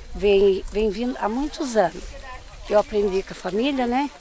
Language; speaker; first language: Portuguese; native; Portuguese